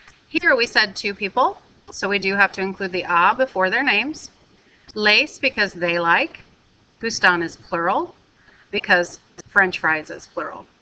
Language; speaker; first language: English; native; English